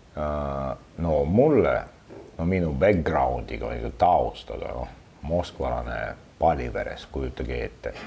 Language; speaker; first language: Estonian; non-native, fluent; Russian